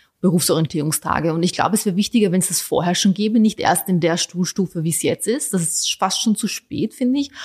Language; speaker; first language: German; early bilingual, other home language; Bosnian